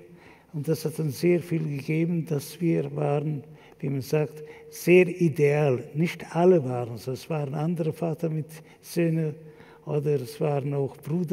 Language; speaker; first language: German; non-native, fluent; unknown